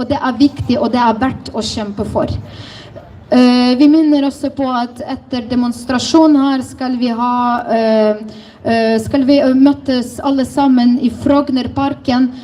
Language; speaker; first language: Norwegian; non-native, fluent; Ukrainian